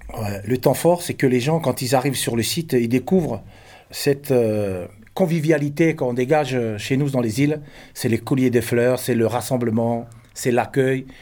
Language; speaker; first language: French; non-native, local second language; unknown